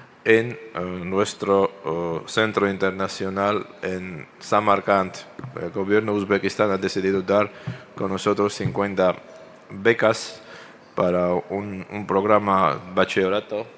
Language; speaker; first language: Spanish; non-native, fluent; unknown